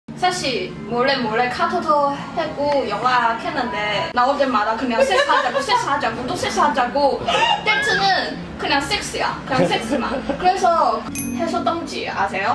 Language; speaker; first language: Korean; non-native, fluent; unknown